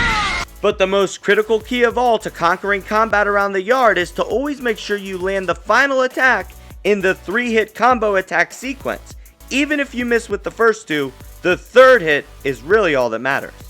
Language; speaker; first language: English; native; English